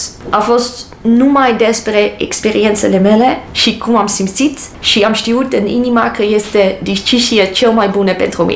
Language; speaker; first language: Romanian; non-native, learner; English